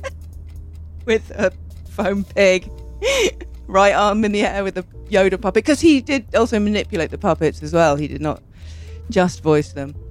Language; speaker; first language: English; native; English